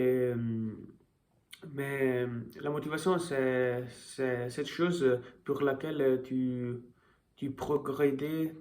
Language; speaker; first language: French; non-native, learner; Italian